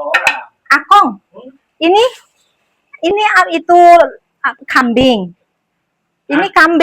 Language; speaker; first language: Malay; non-native, local second language; Indonesian